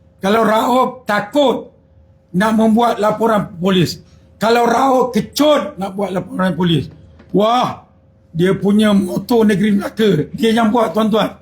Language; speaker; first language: Malay; native; Malay